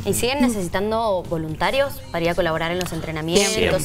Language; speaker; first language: Spanish; native; Spanish